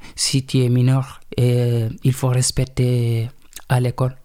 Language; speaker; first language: French; non-native, local second language; Wolof